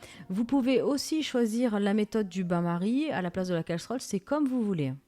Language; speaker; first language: French; native; French